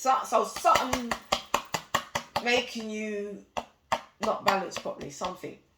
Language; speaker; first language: English; native; English